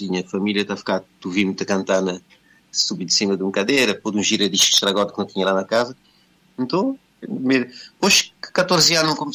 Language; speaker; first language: Portuguese; non-native, local second language; Kabuverdianu